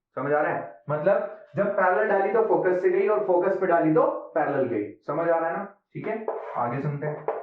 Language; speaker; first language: Hindi; native; Hindi